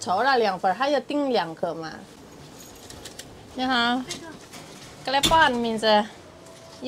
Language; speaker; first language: Chinese; non-native, learner; Indonesian